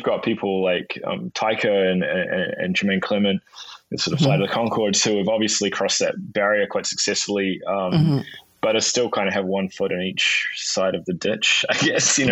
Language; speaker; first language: English; native; English